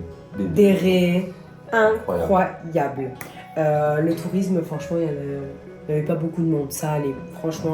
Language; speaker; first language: French; native; French